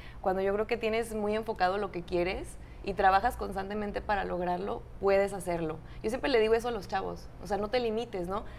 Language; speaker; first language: Spanish; native; Spanish